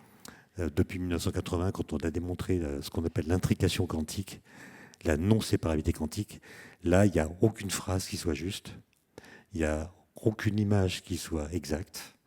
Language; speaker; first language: French; native; French